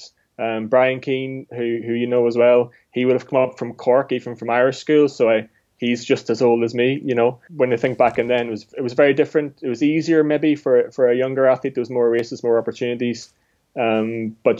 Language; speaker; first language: English; native; English